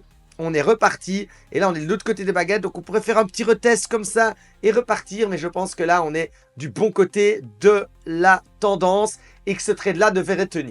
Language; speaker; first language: French; native; French